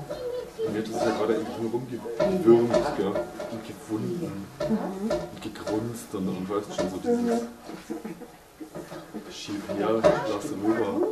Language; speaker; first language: German; native; German